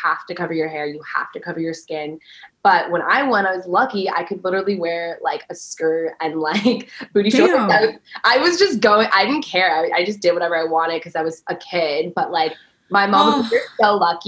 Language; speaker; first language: English; early bilingual, other home language; Persian